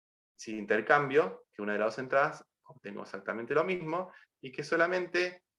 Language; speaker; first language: Spanish; native; Spanish